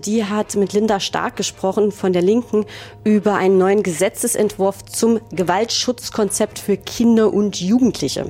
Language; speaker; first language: German; native; German